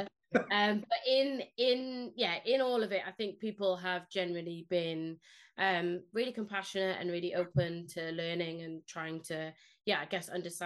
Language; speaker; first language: English; non-native, local second language; Spanish